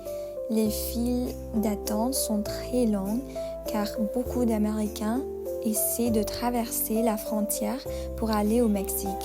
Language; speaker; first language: French; non-native, learner; English